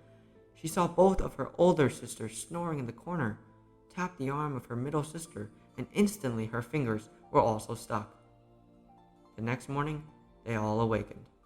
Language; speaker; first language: English; native; English